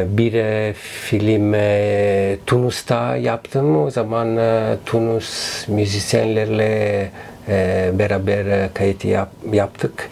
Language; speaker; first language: Turkish; non-native, learner; Italian